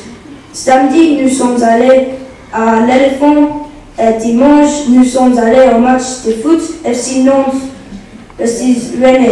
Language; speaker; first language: French; non-native, learner; English